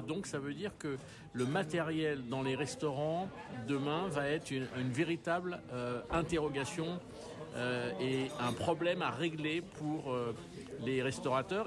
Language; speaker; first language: French; native; French